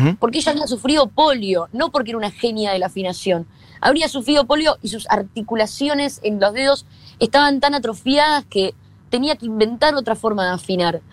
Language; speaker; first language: Spanish; native; Spanish